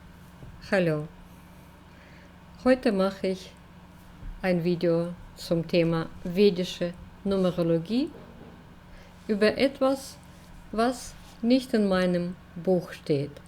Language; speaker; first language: German; non-native, fluent; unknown